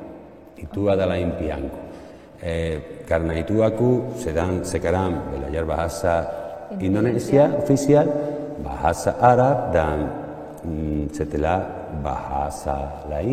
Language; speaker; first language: Indonesian; non-native, learner; Spanish